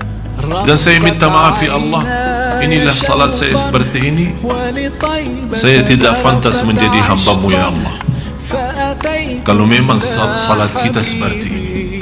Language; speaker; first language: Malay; non-native, fluent; Arabic